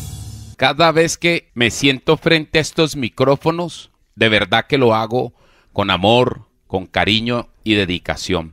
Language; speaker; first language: Spanish; native; Spanish